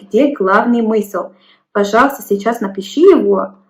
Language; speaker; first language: Russian; non-native, learner; English